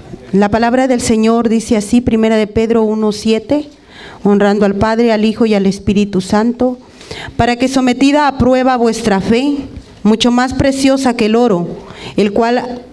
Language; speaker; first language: Spanish; native; Spanish